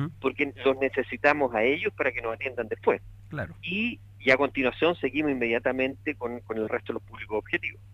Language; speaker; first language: Spanish; native; Spanish